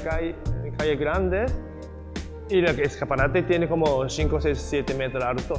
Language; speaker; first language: Spanish; non-native, learner; Japanese